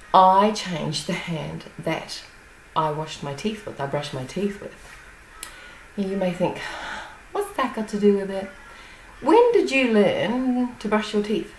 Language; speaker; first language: English; native; English